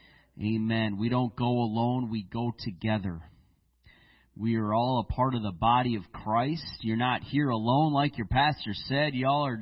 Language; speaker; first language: English; native; English